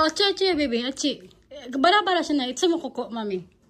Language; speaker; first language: Japanese; non-native, learner; Filipino